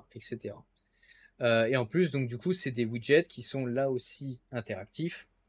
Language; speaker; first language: French; native; French